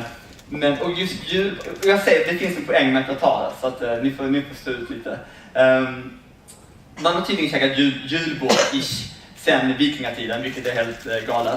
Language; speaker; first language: Swedish; native; Swedish